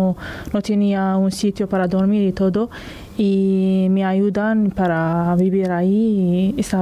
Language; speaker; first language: Spanish; non-native, learner; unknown